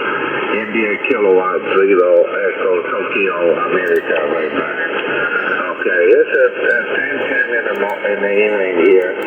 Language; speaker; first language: English; non-native, fluent; Italian